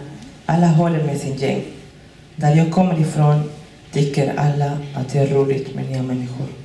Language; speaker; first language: Swedish; non-native, fluent; Spanish